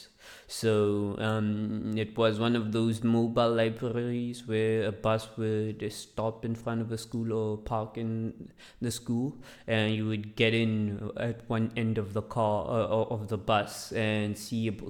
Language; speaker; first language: English; non-native, local second language; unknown